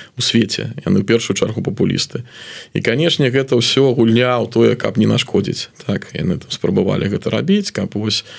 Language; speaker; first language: Belarusian; native; Belarusian